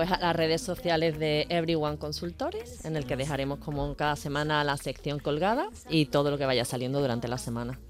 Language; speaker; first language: Spanish; native; Spanish